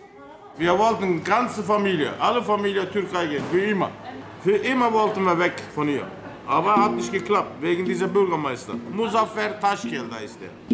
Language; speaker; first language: German; early bilingual, other home language; Turkish